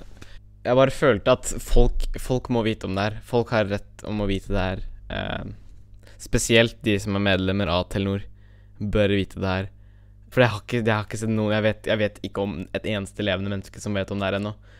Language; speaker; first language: Norwegian; native; Norwegian